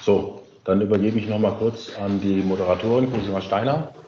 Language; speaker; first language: German; native; German